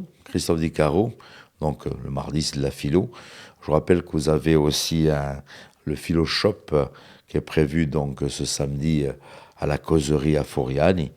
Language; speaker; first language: French; native; French